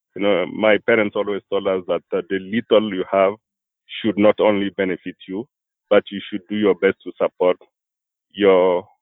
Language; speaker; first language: English; non-native, fluent; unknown